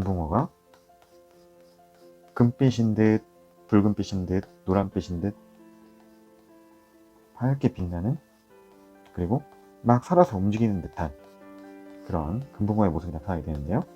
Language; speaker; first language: Korean; native; Korean